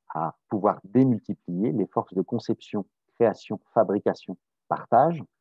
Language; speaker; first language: French; native; French